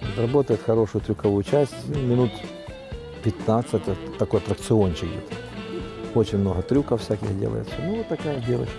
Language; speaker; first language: Russian; native; Russian